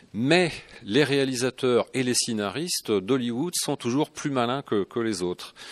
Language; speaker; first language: French; native; French